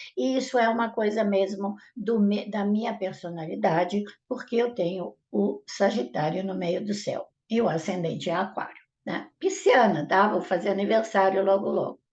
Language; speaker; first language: Portuguese; non-native, fluent; Italian